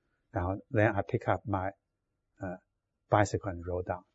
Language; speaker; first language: English; non-native, fluent; Chinese